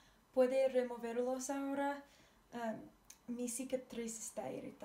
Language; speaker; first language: Spanish; non-native, learner; English